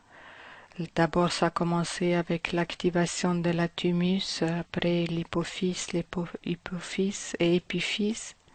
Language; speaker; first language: French; non-native, fluent; German